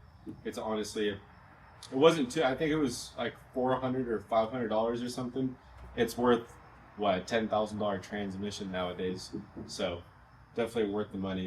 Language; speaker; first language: English; native; English